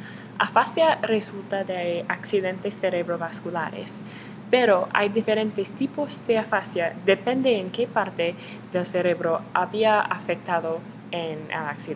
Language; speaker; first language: Spanish; non-native, learner; English